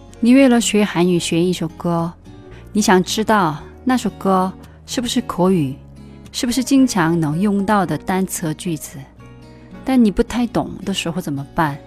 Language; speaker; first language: Chinese; non-native, fluent; Korean